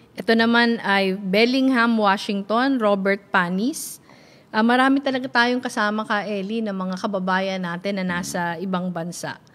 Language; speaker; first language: Filipino; non-native, local second language; Bikol